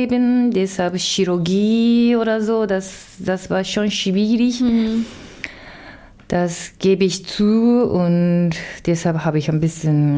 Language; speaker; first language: German; non-native, learner; Japanese